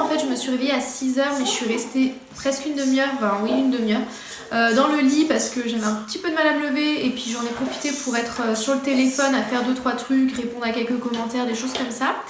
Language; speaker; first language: French; native; French